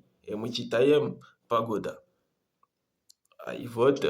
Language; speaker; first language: Russian; non-native, learner; Comorian